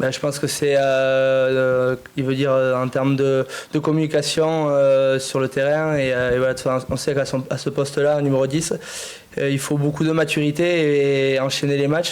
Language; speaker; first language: French; native; French